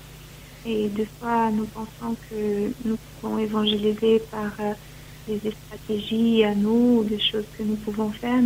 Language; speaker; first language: French; non-native, fluent; Portuguese